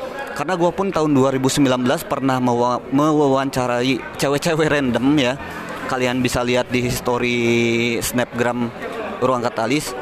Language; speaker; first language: Indonesian; native; Indonesian